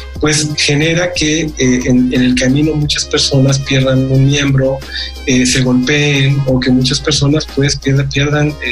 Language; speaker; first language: Spanish; native; Spanish